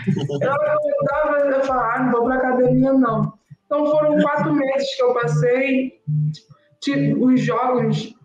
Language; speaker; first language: Portuguese; native; Portuguese